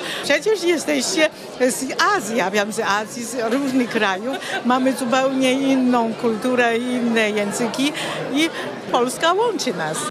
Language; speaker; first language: Polish; non-native, fluent; Chinese